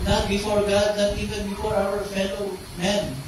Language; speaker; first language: English; non-native, local second language; Filipino